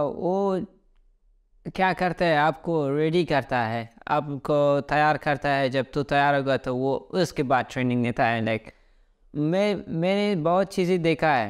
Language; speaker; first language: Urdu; early bilingual, other home language; Pashto